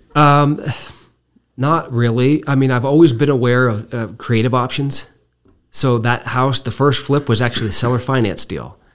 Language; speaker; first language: English; native; English